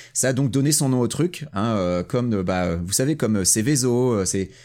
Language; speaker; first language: French; native; French